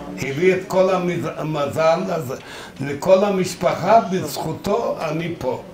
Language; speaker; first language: Hebrew; non-native, fluent; Yiddish